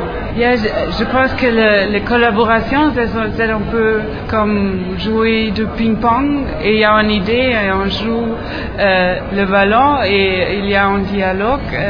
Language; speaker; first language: French; non-native, learner; German